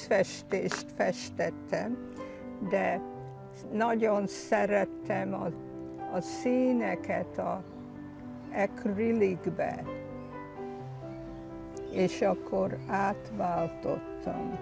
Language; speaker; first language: Hungarian; early bilingual, heritage; Hungarian